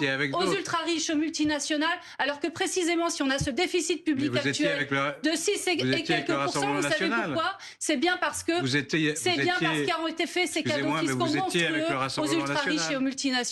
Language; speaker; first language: French; native; French